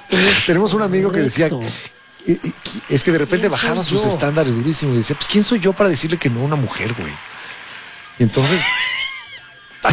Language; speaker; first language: Spanish; native; Spanish